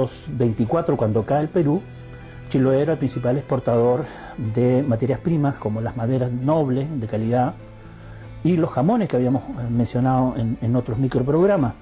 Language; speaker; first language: Spanish; native; Spanish